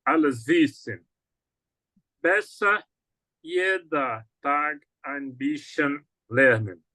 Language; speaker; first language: German; non-native, learner; Portuguese